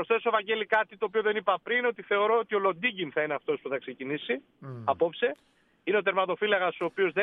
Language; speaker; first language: Greek; native; Greek